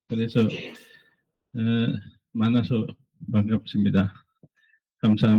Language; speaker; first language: Korean; non-native, fluent; Sinhala